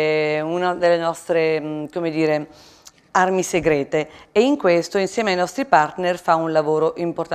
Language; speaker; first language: Italian; native; Italian